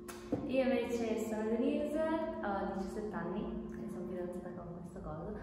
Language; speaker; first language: Italian; native; Italian